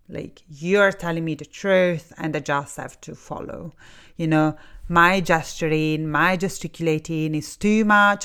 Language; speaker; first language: English; non-native, fluent; Italian